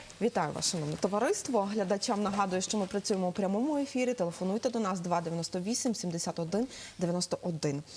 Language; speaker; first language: Ukrainian; native; Ukrainian